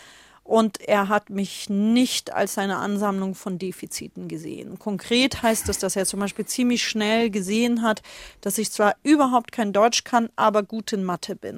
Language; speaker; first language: German; early bilingual, other home language; Russian